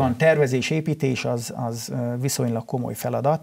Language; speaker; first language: Hungarian; native; Hungarian